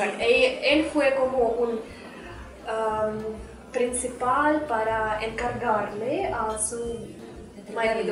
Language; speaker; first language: Spanish; non-native, fluent; Russian